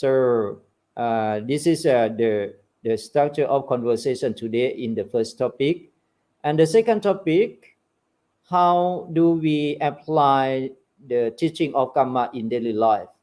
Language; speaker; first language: English; non-native, fluent; Thai